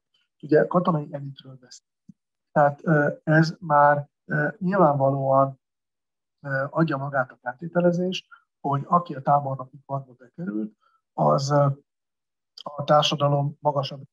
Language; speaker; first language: Hungarian; native; Hungarian